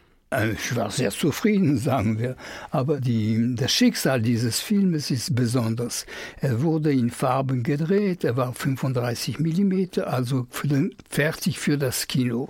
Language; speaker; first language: German; non-native, fluent; French